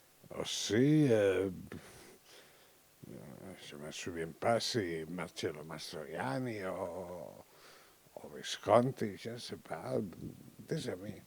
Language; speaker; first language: French; non-native, learner; Catalan